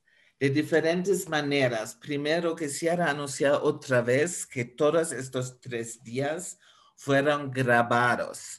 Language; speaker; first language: Spanish; non-native, fluent; German